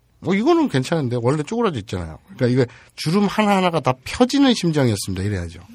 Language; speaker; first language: Korean; native; Korean